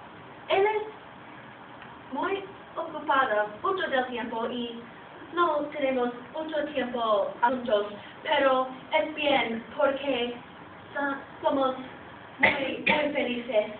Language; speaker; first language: Spanish; non-native, learner; English